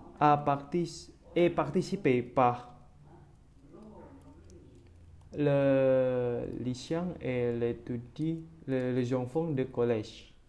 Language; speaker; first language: French; non-native, learner; Indonesian